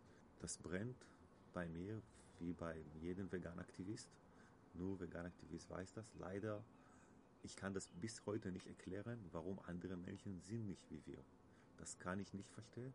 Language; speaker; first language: German; non-native, learner; Hebrew